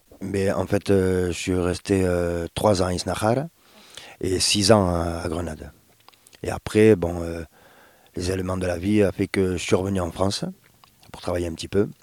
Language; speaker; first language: French; early bilingual, other home language; Spanish